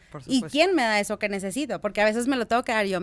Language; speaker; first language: Spanish; native; Spanish